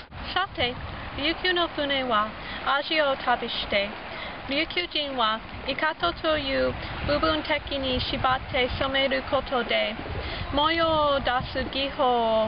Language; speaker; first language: Japanese; non-native, learner; English